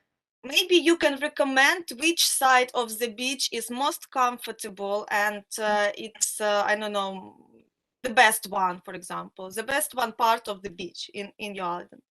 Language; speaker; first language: English; non-native, fluent; Russian